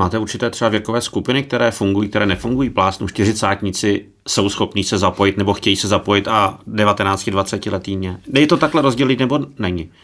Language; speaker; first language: Czech; native; Czech